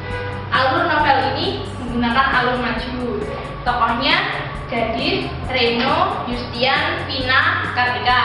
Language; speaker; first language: Indonesian; native; Indonesian